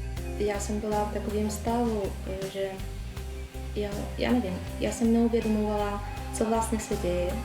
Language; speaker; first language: Czech; non-native, fluent; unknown